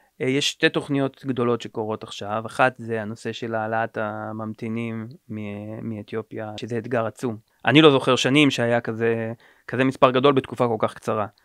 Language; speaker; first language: Hebrew; native; Hebrew